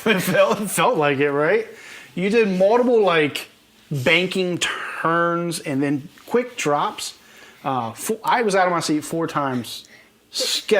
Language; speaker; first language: English; native; English